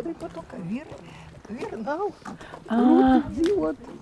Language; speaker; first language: Latvian; non-native, learner; Russian